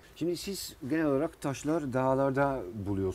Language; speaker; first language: Turkish; non-native, fluent; Dutch